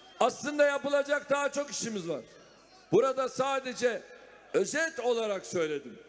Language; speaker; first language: Turkish; native; Turkish